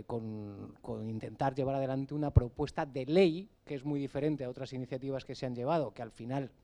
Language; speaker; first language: Spanish; native; Spanish